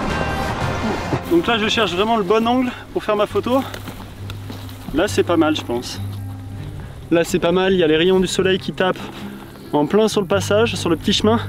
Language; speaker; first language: French; native; French